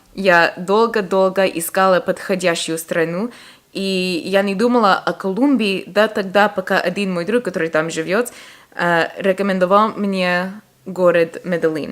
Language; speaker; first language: Russian; non-native, fluent; English